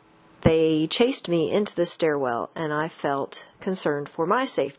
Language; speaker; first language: English; native; English